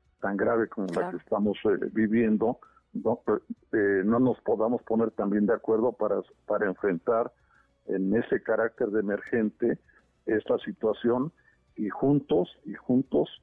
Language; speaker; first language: Spanish; native; Spanish